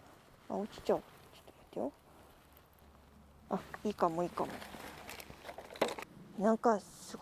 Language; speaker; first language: Japanese; native; Japanese